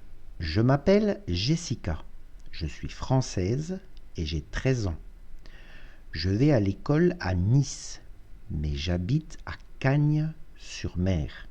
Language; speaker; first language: French; non-native, fluent; Russian